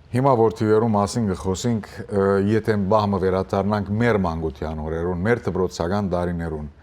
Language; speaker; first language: Armenian; early bilingual, heritage; Armenian